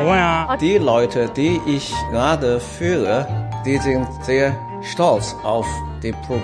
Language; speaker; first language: German; non-native, learner; Chinese